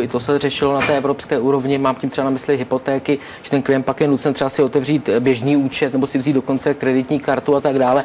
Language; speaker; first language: Czech; native; Czech